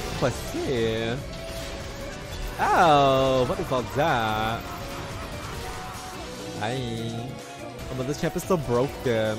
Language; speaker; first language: English; native; English